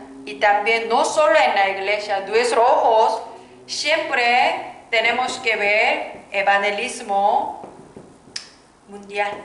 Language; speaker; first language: Spanish; non-native, learner; Korean